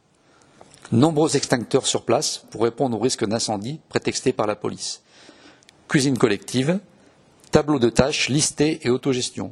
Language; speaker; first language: French; native; French